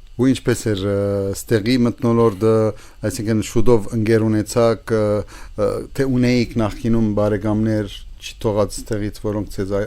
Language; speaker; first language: Armenian; native; Armenian